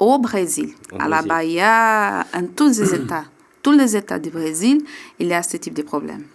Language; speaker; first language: French; non-native, learner; Portuguese